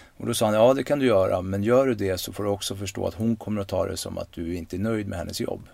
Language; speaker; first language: Swedish; native; Swedish